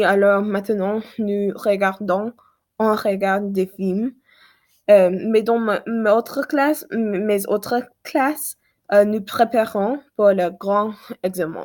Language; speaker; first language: French; non-native, learner; English